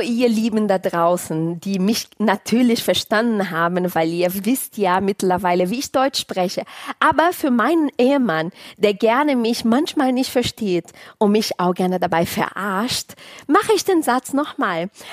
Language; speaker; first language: German; non-native, fluent; Portuguese